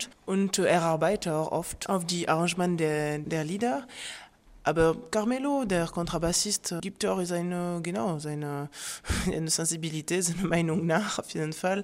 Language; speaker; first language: German; non-native, fluent; French